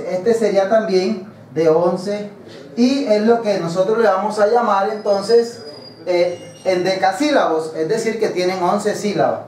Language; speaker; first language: Spanish; native; Spanish